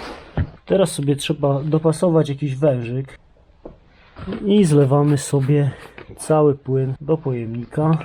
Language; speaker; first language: Polish; native; Polish